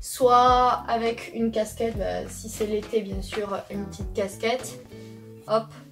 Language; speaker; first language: French; native; French